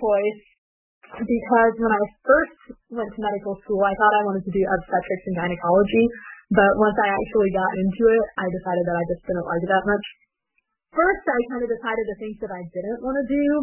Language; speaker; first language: English; native; English